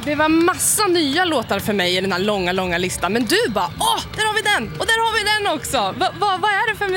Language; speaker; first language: Swedish; native; Swedish